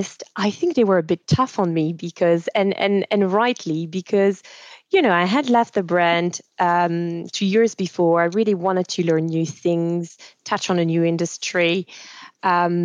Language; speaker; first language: English; non-native, fluent; French